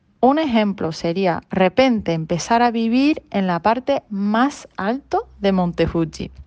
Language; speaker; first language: Spanish; non-native, fluent; Japanese